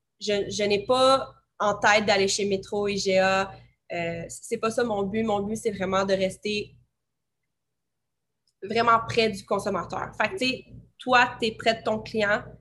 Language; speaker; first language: French; native; French